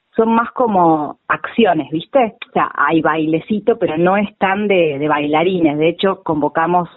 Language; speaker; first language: Spanish; native; Spanish